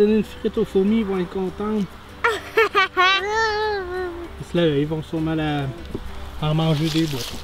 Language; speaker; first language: French; native; French